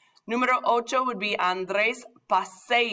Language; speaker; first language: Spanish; non-native, fluent; English